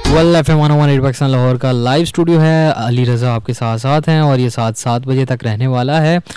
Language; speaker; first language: Urdu; non-native, local second language; Punjabi